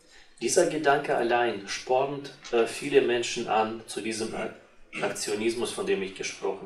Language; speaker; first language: German; non-native, fluent; Russian